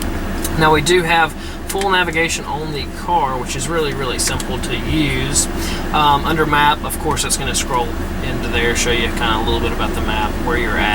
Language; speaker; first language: English; native; English